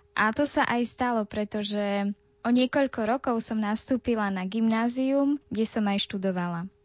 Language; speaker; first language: Slovak; native; Slovak